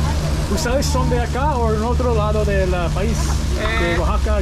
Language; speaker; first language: Spanish; non-native, learner; English